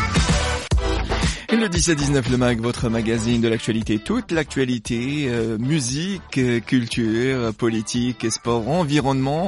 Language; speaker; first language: French; non-native, local second language; Arabic